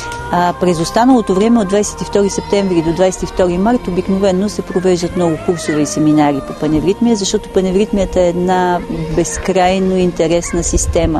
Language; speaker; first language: Bulgarian; native; Bulgarian